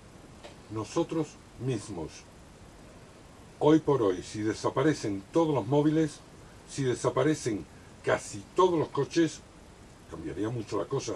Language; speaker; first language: Spanish; native; Spanish